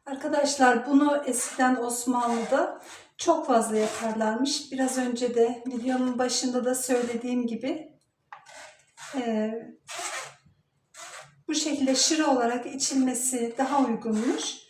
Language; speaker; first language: Turkish; native; Turkish